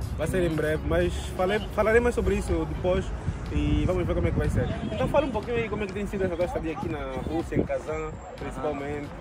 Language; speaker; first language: Portuguese; native; Portuguese